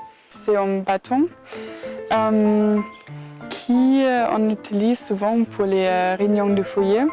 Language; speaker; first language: French; non-native, fluent; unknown